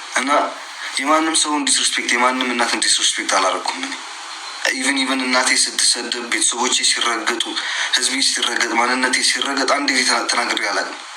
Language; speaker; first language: Amharic; non-native, local second language; Tigrinya